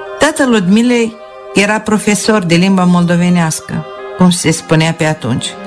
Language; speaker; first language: Romanian; native; Romanian